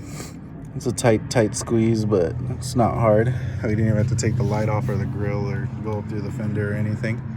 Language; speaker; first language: English; native; English